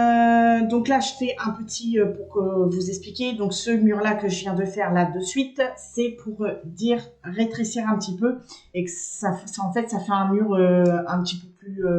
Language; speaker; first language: French; native; French